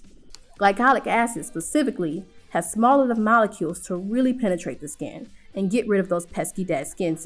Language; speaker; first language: English; native; English